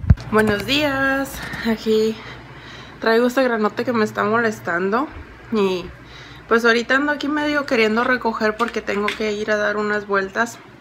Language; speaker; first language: Spanish; early bilingual, heritage; Spanish